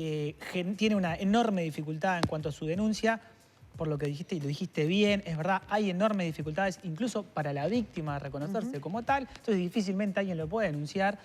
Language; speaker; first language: Spanish; native; Spanish